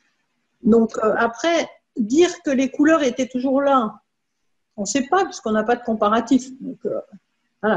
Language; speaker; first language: French; native; French